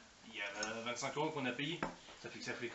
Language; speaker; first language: French; native; French